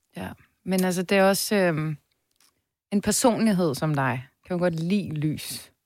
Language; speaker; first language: Danish; early bilingual, other home language; Persian